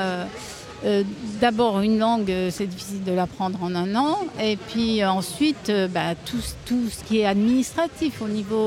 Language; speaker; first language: French; native; French